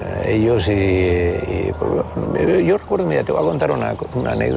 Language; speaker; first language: Spanish; native; Spanish